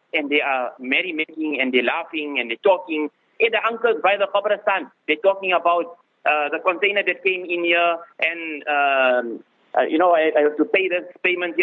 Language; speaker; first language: English; native; English